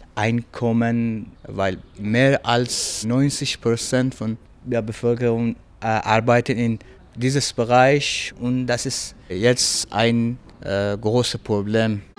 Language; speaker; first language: German; non-native, learner; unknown